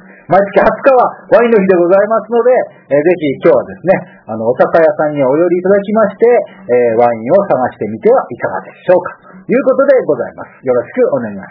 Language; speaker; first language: Japanese; native; Japanese